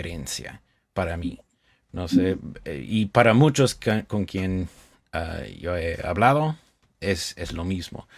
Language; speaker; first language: Spanish; non-native, fluent; English